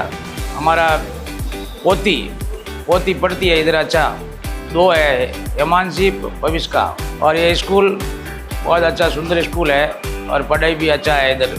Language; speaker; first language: Hindi; non-native, local second language; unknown